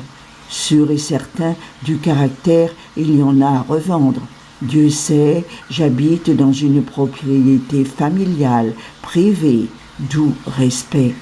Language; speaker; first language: French; native; French